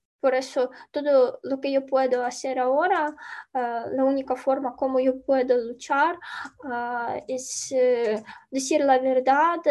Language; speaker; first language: Spanish; non-native, learner; Ukrainian